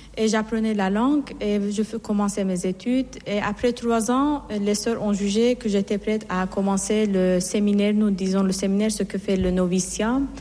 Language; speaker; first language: French; non-native, fluent; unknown